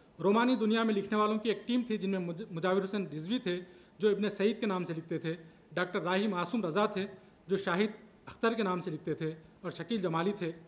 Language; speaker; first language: Urdu; native; Urdu